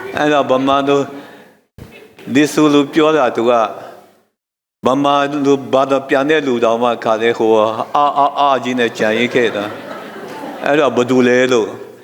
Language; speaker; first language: Burmese; non-native, local second language; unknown